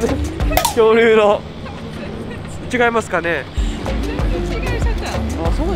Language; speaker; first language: Japanese; native; Japanese